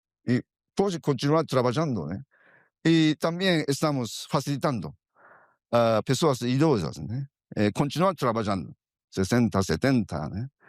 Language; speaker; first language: Portuguese; non-native, fluent; Japanese